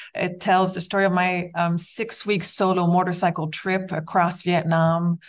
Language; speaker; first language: English; native; English